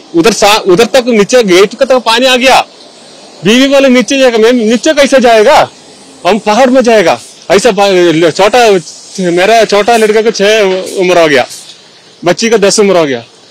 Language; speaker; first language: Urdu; non-native, local second language; Malayalam